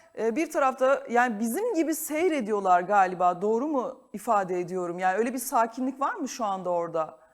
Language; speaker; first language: Turkish; native; Turkish